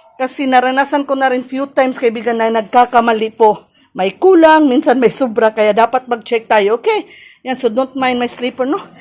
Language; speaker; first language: Filipino; non-native, local second language; Cebuano